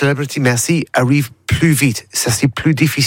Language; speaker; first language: French; non-native, learner; English